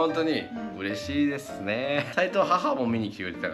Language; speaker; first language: Japanese; native; Japanese